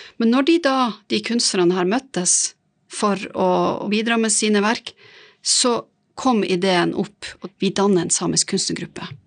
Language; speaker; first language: Norwegian; native; Norwegian